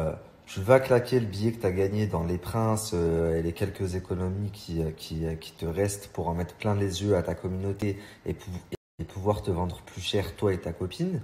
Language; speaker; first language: French; native; French